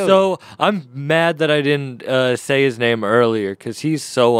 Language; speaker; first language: English; native; English